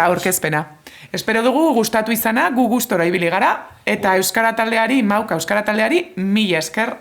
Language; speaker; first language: Basque; native; Basque